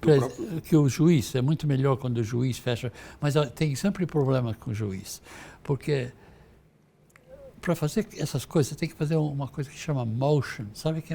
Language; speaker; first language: Portuguese; non-native, fluent; English